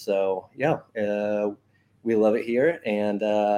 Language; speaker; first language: English; native; English